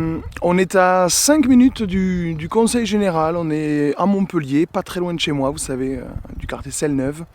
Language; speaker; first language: French; native; French